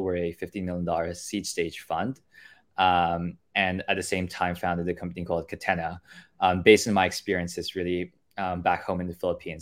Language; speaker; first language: English; non-native, local second language; Filipino